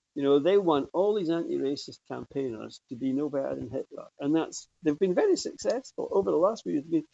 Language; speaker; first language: English; native; English